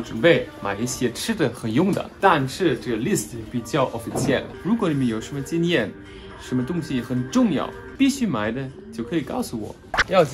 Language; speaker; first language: Chinese; non-native, fluent; German